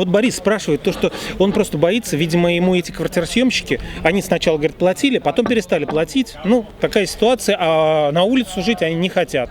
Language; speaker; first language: Russian; native; Russian